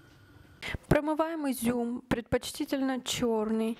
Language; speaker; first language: Russian; native; Russian